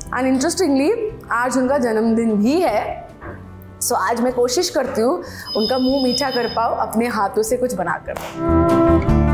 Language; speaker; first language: Hindi; non-native, local second language; Bangla